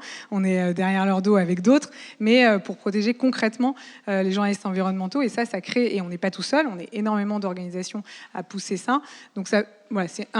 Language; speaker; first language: French; native; French